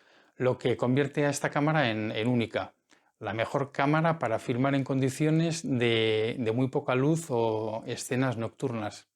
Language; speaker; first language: Spanish; native; Spanish